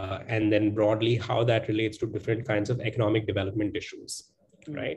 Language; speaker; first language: English; non-native, local second language; Hindi